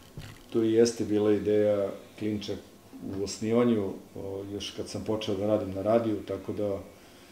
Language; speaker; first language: Serbian; native; Serbian